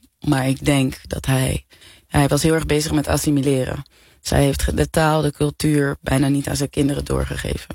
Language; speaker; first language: Dutch; native; Dutch